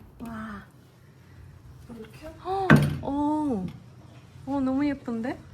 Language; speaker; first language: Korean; non-native, learner; Turkish